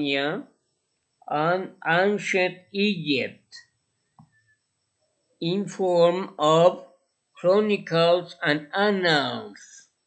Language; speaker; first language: English; non-native, fluent; Spanish